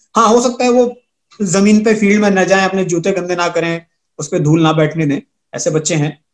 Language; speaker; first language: Hindi; native; Hindi